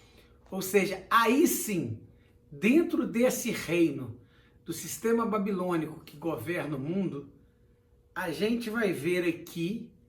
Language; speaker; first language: Portuguese; native; Portuguese